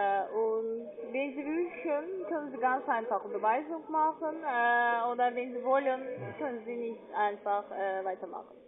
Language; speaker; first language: German; non-native, learner; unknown